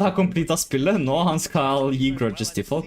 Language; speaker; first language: Norwegian; native; Norwegian